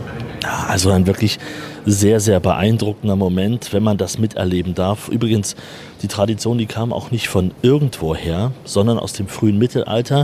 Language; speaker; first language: German; native; German